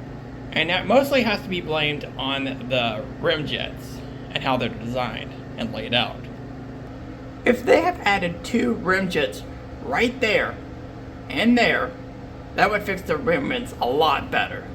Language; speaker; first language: English; native; English